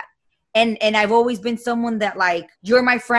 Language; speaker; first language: English; native; English